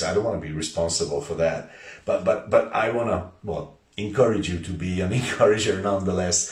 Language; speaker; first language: English; non-native, fluent; Hungarian